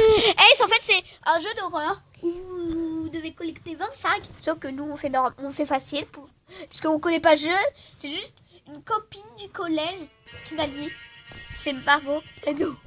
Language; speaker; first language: French; native; French